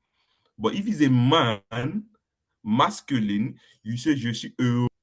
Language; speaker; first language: French; non-native, fluent; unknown